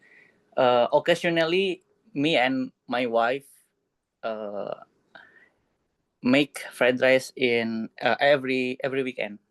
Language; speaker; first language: English; non-native, learner; Indonesian